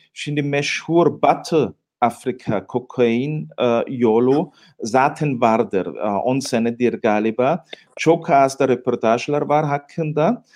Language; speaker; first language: Turkish; non-native, fluent; German